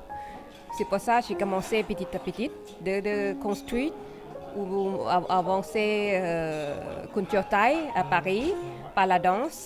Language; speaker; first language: French; non-native, fluent; Thai